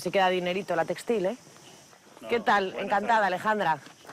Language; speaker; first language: Spanish; native; Spanish